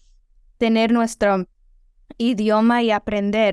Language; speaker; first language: Spanish; early bilingual, heritage; Spanish